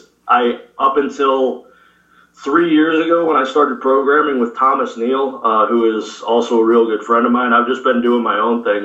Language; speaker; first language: English; native; English